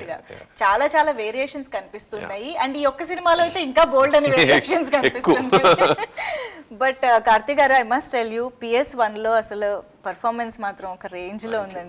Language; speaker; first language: Telugu; native; Telugu